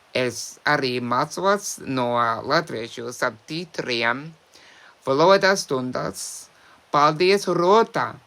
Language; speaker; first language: Latvian; non-native, learner; English